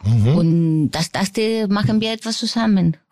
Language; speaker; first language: German; non-native, fluent; Spanish